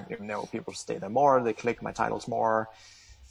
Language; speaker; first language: English; non-native, fluent; Danish